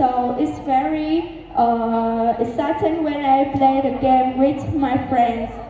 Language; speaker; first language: English; non-native, learner; Vietnamese